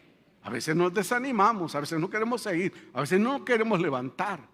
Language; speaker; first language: Spanish; native; Spanish